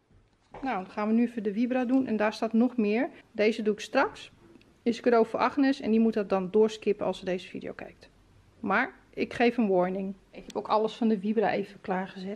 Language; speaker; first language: Dutch; native; Dutch